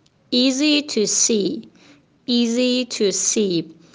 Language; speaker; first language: English; non-native, fluent; Persian